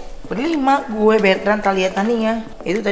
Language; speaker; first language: Indonesian; native; Indonesian